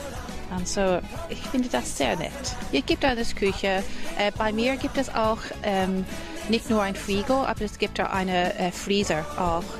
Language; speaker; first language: German; non-native, learner; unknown